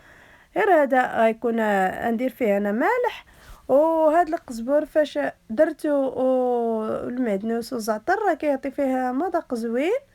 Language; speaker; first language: Arabic; native; Arabic